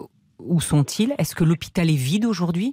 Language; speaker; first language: French; native; French